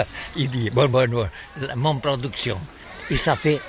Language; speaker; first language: French; non-native, learner; Catalan